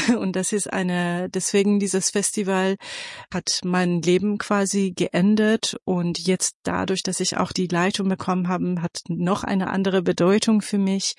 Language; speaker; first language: German; non-native, fluent; Persian